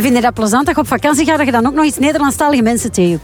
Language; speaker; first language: Dutch; native; Dutch